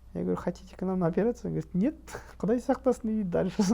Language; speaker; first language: Russian; non-native, local second language; Kazakh